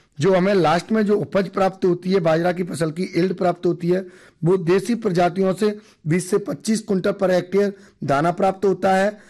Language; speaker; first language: Hindi; native; Hindi